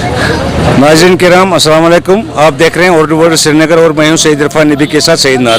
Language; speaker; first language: Hindi; non-native, local second language; Kashmiri